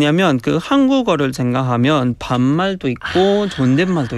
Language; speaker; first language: Korean; non-native, fluent; Spanish